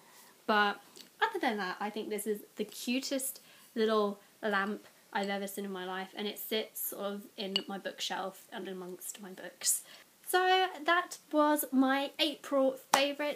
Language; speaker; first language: English; native; English